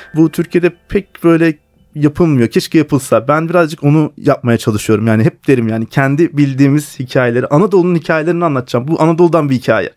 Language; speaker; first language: Turkish; native; Turkish